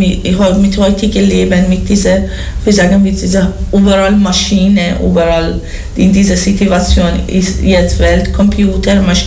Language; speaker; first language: German; non-native, learner; Persian